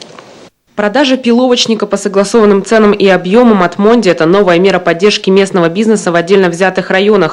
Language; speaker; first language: Russian; native; Russian